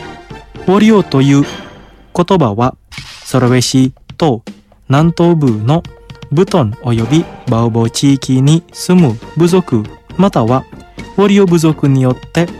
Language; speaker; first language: Japanese; non-native, fluent; Indonesian